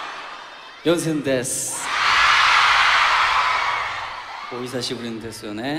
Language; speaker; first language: Japanese; non-native, fluent; Korean